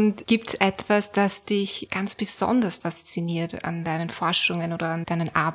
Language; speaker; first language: German; native; German